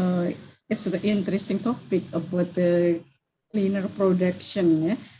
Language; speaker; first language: English; non-native, learner; Indonesian